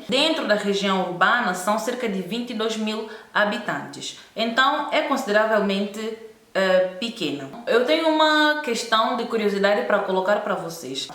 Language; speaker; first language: Portuguese; native; Portuguese